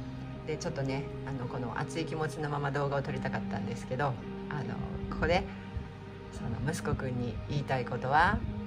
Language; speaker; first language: Japanese; native; Japanese